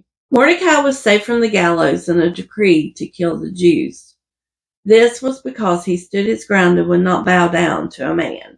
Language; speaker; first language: English; native; English